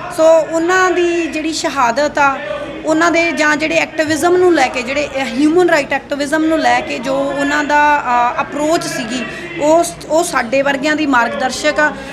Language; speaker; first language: Punjabi; native; Punjabi